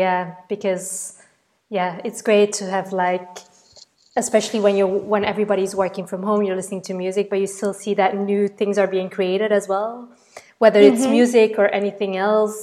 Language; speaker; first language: English; non-native, fluent; Dutch